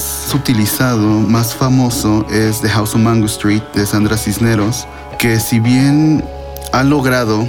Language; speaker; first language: Spanish; native; Spanish